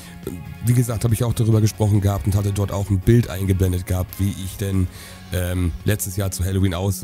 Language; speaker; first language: German; native; German